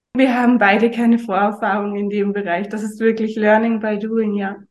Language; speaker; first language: German; native; German